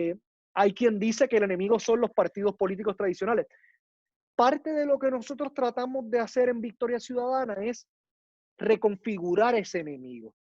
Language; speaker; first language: Spanish; native; Spanish